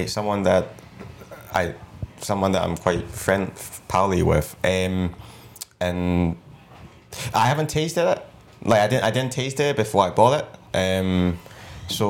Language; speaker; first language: English; non-native, local second language; Cantonese